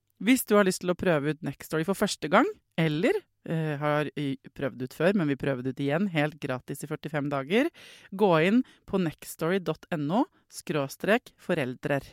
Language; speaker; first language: Norwegian; native; Norwegian